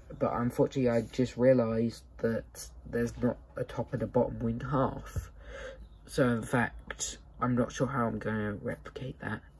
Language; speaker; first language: English; native; English